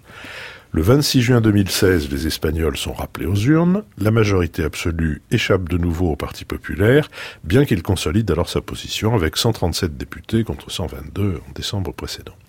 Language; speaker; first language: French; native; French